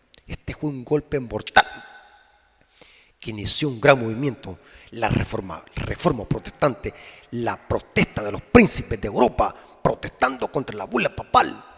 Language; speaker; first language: Spanish; native; Spanish